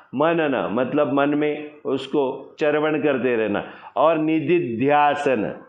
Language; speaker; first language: Hindi; non-native, local second language; Marathi